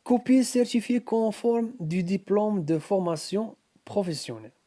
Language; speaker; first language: French; non-native, local second language; Arabic